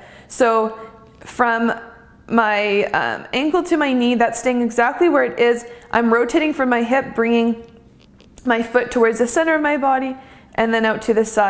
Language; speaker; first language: English; native; English